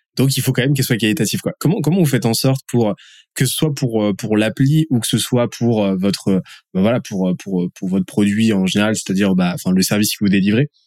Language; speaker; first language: French; native; French